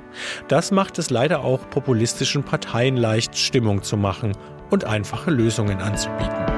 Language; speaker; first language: German; native; German